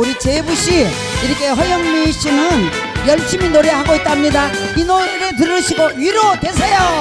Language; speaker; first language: Korean; native; Korean